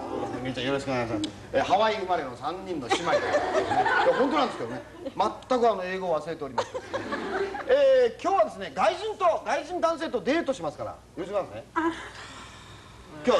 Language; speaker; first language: Japanese; native; Japanese